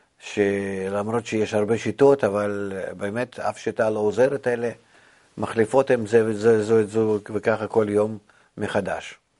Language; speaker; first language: Hebrew; non-native, fluent; Russian